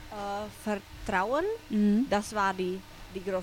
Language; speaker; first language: German; non-native, learner; Czech